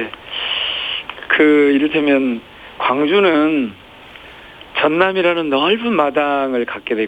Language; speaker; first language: Korean; native; Korean